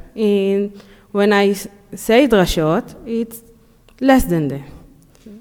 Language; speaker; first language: English; non-native, learner; Hebrew